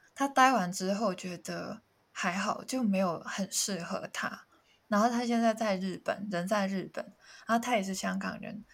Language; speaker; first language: Chinese; non-native, local second language; Cantonese